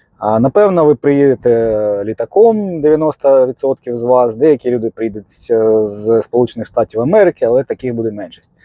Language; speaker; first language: Ukrainian; non-native, local second language; Russian